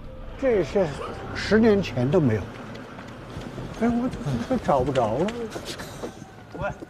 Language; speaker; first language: Chinese; native; Chinese